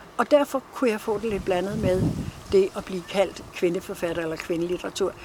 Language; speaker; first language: Danish; native; Danish